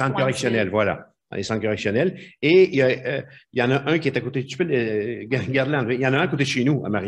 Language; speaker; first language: French; native; French